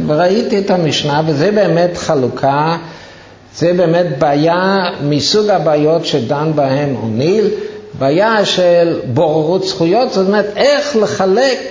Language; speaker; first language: Hebrew; non-native, fluent; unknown